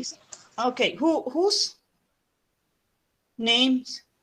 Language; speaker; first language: English; non-native, fluent; Spanish